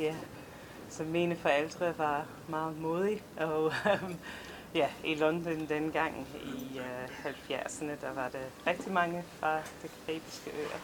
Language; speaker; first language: Danish; non-native, fluent; English